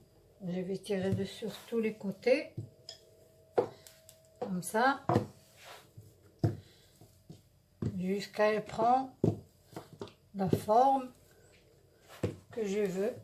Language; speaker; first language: French; non-native, local second language; Arabic